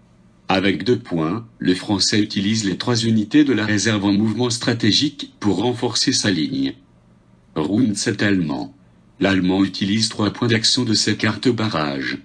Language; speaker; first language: French; native; French